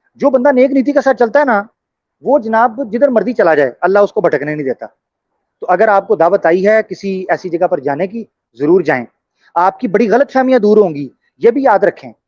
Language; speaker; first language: Urdu; native; Urdu